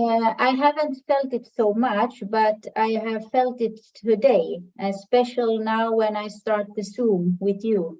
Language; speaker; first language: English; non-native, fluent; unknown